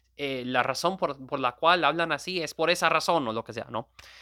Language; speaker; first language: Spanish; non-native, fluent; Gujarati